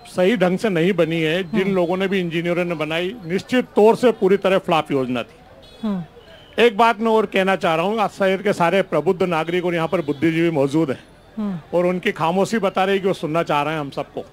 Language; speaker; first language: Hindi; native; Hindi